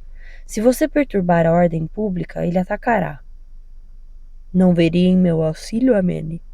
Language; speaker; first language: Portuguese; native; Portuguese